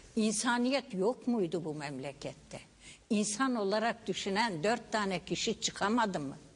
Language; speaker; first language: Turkish; non-native, local second language; Kurdish